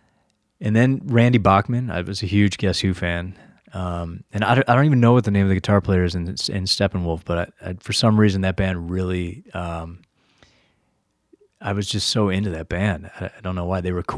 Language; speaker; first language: English; native; English